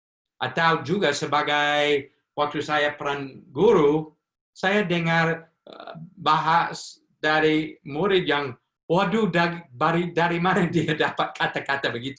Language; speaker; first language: Indonesian; non-native, fluent; English